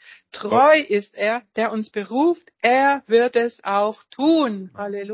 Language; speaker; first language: German; non-native, learner; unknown